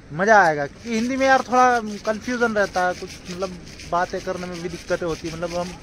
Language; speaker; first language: Hindi; non-native, local second language; Gujarati